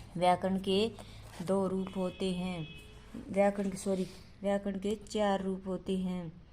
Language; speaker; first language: Hindi; native; Hindi